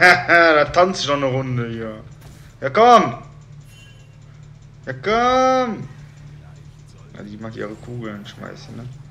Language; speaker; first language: German; native; German